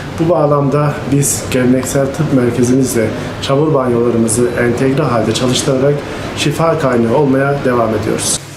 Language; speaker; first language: Turkish; native; Turkish